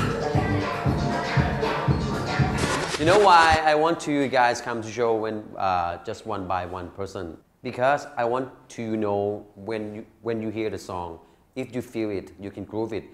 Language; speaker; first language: English; non-native, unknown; Thai